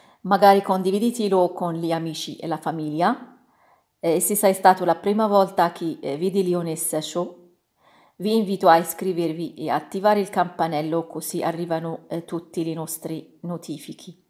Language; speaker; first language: Italian; non-native, learner; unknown